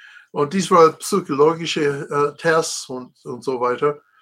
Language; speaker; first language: German; non-native, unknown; English